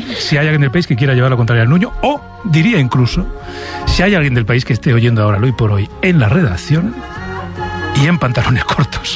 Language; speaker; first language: Spanish; native; Spanish